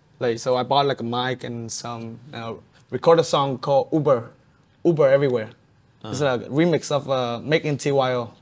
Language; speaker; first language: English; non-native, fluent; Vietnamese